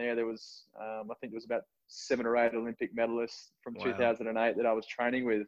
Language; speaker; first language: English; native; English